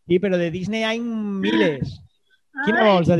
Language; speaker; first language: Catalan; native; Catalan